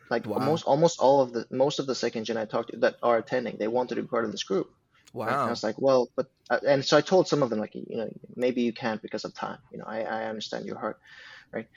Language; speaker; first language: English; non-native, fluent; Swedish